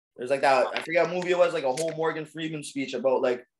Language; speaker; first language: English; native; English